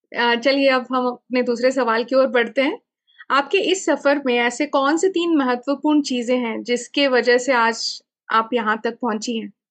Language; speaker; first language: Hindi; non-native, local second language; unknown